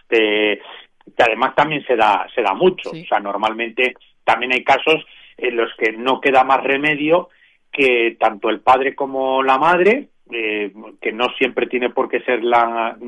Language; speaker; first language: Spanish; native; Spanish